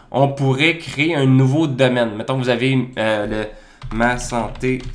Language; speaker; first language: French; native; French